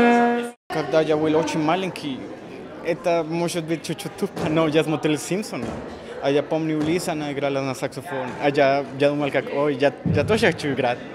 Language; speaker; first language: Russian; non-native, learner; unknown